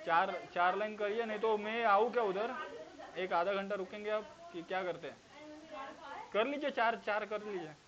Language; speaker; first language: Hindi; non-native, local second language; Marathi